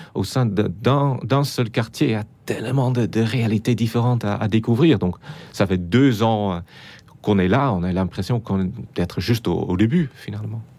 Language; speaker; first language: French; non-native, fluent; Dutch